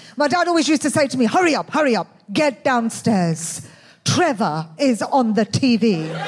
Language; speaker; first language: English; native; English